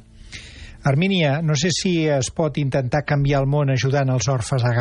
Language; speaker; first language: Catalan; native; Catalan